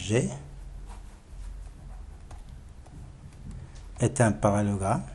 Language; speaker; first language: French; non-native, local second language; Arabic